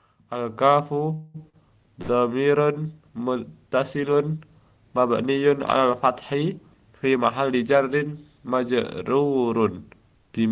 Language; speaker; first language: Arabic; non-native, learner; Indonesian